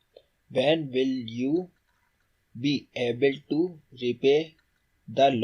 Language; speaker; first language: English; non-native, learner; Urdu